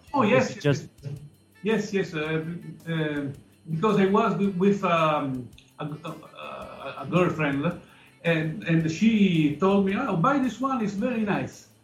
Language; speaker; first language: English; non-native, learner; Italian